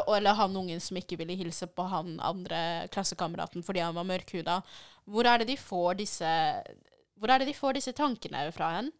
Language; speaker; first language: Norwegian; early bilingual, other home language; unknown